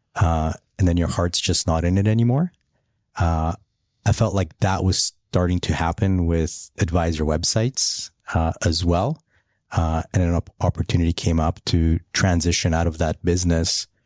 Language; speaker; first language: English; early bilingual, other home language; Polish